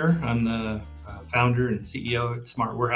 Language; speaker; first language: English; native; English